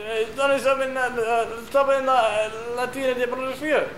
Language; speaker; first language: Spanish; non-native, learner; English